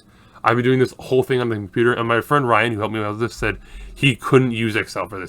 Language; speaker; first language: English; native; English